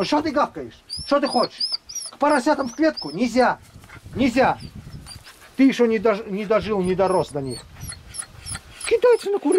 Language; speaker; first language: Russian; native; Russian